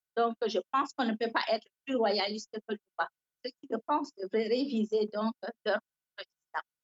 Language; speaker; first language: French; non-native, local second language; Fula